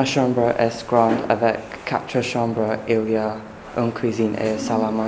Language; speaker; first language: French; non-native, learner; English